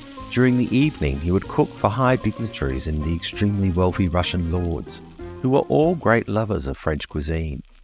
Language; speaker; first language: English; native; English